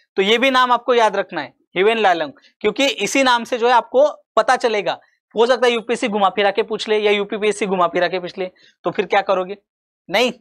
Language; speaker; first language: Hindi; non-native, local second language; Marathi